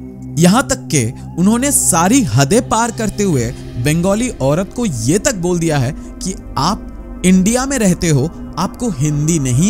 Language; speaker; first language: Hindi; non-native, local second language; Bangla